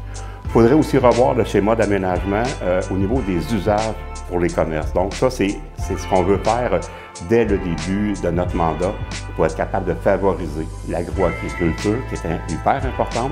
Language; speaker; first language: French; native; French